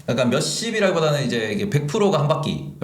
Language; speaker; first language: Korean; native; Korean